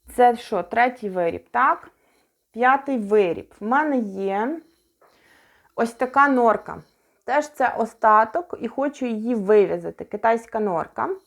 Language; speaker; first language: Ukrainian; non-native, local second language; Russian